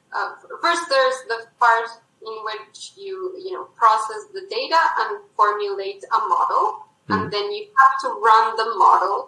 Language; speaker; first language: English; non-native, fluent; Spanish